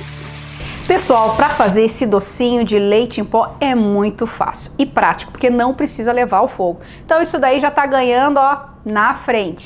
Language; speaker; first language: Portuguese; native; Portuguese